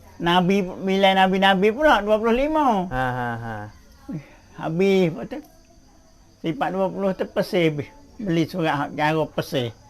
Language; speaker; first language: Malay; native; Malay